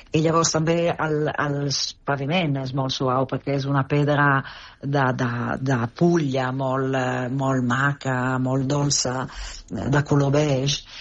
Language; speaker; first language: Catalan; non-native, fluent; Italian